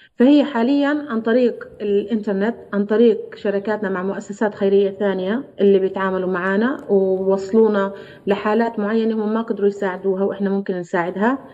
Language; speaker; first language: Arabic; native; Arabic